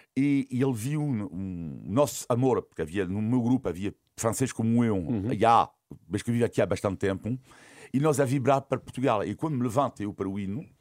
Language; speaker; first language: Portuguese; non-native, fluent; French